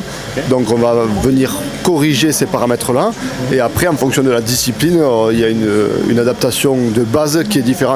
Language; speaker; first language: French; native; French